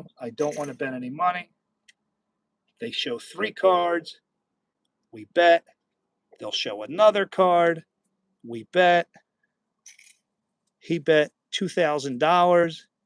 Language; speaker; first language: English; native; English